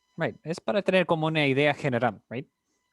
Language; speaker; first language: Spanish; non-native, fluent; English